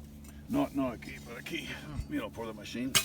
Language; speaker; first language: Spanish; non-native, learner; English